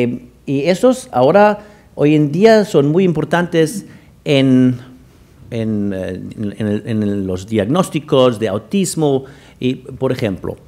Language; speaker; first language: Spanish; non-native, fluent; German